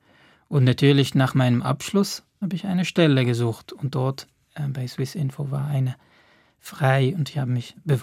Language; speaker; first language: German; non-native, fluent; Arabic